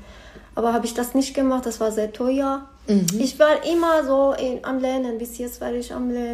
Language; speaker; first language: German; non-native, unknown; Persian